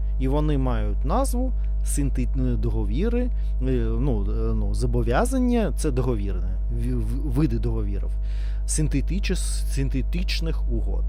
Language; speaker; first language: Ukrainian; non-native, learner; Russian